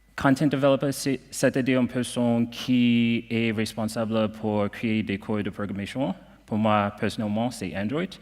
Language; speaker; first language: French; non-native, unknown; English